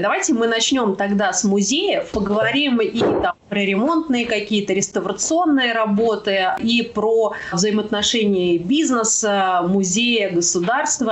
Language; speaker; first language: Russian; native; Russian